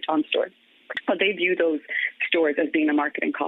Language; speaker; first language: English; native; English